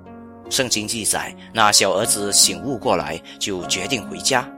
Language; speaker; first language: Chinese; native; Chinese